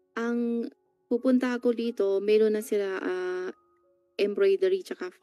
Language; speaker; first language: Filipino; non-native, learner; Chinese